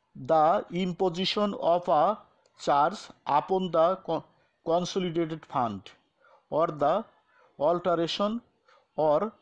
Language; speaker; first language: English; non-native, local second language; Bangla